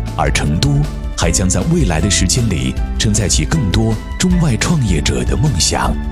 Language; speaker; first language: Chinese; native; Chinese